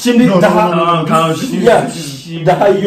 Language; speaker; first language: Turkish; non-native, learner; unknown